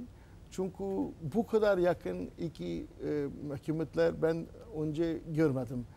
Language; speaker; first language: Turkish; non-native, learner; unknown